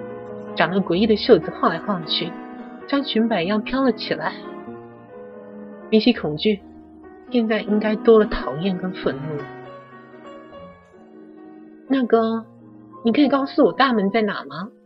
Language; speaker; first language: Chinese; native; Chinese